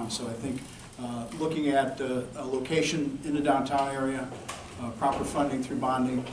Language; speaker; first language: English; native; English